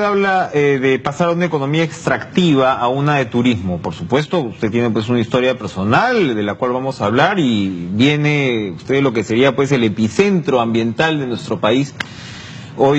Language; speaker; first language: Spanish; native; Spanish